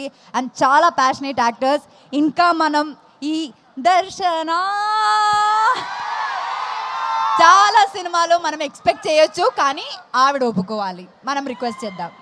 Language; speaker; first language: Telugu; non-native, fluent; Malayalam